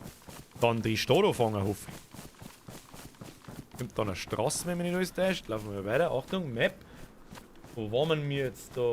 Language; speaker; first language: German; native; German